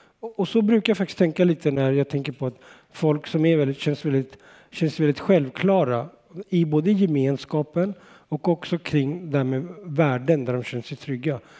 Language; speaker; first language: Swedish; early bilingual, other home language; Urdu